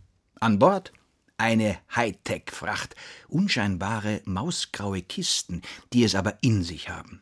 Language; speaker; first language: German; native; German